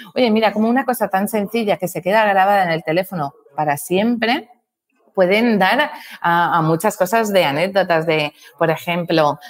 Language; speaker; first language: Spanish; native; Spanish